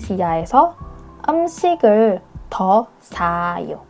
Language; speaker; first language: Korean; non-native, fluent; Indonesian